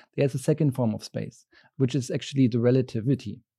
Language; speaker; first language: English; non-native, fluent; German